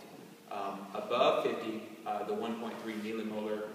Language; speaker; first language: English; native; English